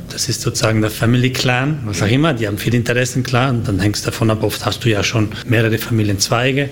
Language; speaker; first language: German; native; German